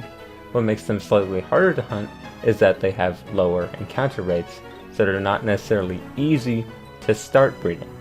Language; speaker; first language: English; native; English